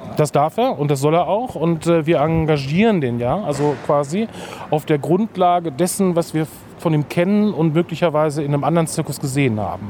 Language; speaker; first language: German; native; German